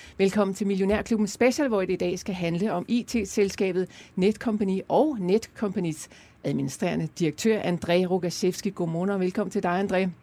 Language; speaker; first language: Danish; native; Danish